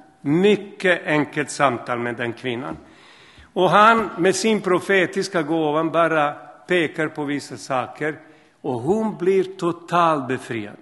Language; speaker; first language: Swedish; non-native, fluent; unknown